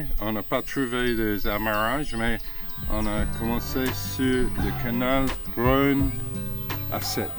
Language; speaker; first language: French; non-native, fluent; English